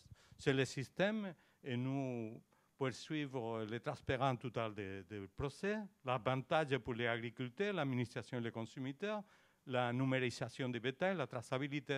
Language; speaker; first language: French; non-native, learner; Spanish